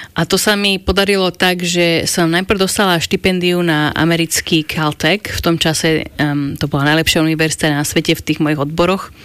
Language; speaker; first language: Slovak; native; Slovak